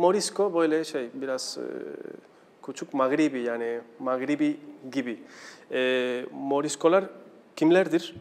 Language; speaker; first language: Turkish; non-native, fluent; Spanish